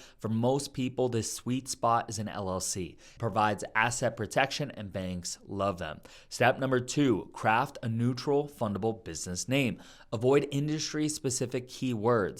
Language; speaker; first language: English; native; English